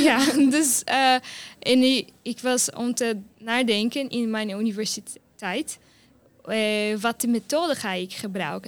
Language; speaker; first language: Dutch; non-native, learner; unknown